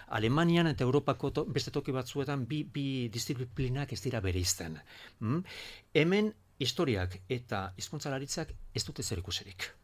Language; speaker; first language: Basque; non-native, local second language; Spanish